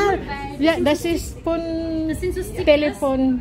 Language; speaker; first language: German; non-native, learner; Filipino